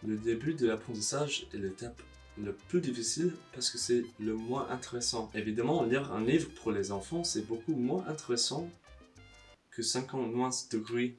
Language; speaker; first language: French; non-native, learner; English